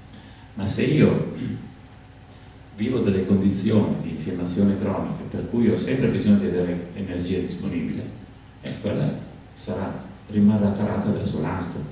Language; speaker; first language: Italian; native; Italian